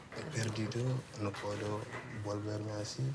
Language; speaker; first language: Spanish; non-native, learner; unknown